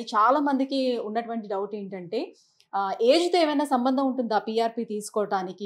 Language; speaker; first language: Telugu; native; Telugu